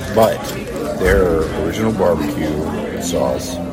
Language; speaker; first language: English; native; English